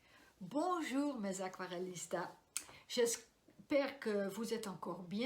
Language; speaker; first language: French; non-native, fluent; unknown